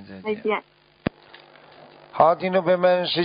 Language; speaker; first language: Chinese; native; Chinese